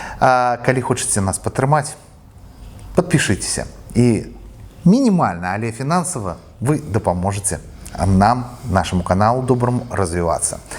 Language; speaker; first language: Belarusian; non-native, local second language; Russian